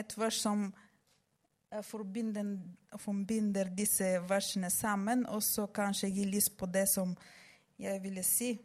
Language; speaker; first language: Swedish; non-native, fluent; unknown